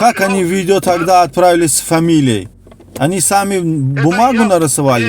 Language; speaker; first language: Russian; non-native, local second language; Tajik